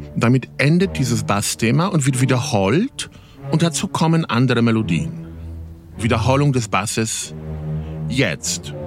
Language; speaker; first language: German; early bilingual, other home language; Polish